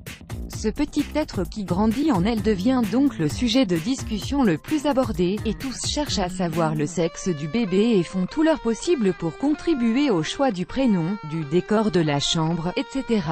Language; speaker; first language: French; native; French